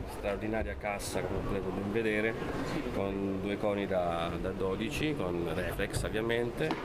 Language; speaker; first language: Italian; native; Italian